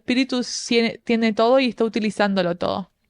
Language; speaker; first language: Spanish; native; Spanish